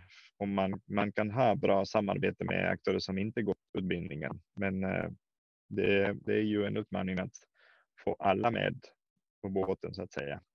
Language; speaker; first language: Swedish; non-native, fluent; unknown